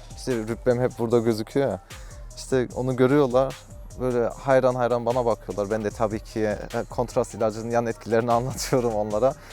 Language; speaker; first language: Turkish; early bilingual, heritage; Turkish